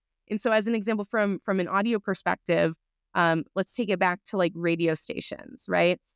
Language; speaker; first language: English; native; English